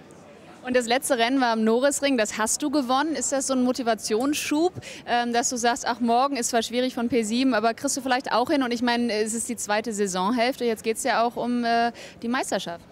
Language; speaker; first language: German; native; German